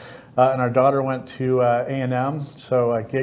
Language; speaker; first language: English; native; English